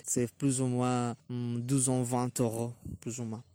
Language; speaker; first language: French; non-native, learner; Spanish